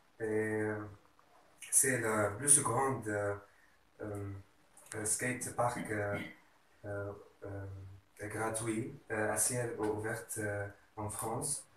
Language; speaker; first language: French; non-native, learner; Arabic